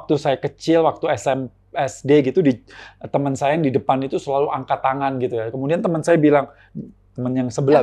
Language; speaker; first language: Indonesian; native; Indonesian